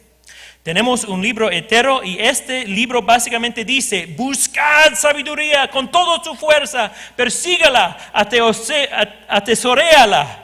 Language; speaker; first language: Spanish; non-native, fluent; English